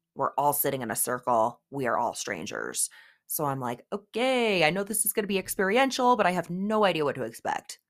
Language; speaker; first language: English; native; English